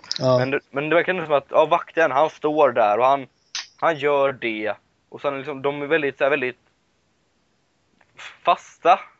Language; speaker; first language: Swedish; native; Swedish